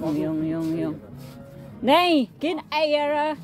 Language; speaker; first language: Dutch; non-native, learner; Indonesian